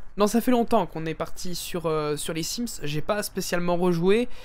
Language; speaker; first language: French; native; French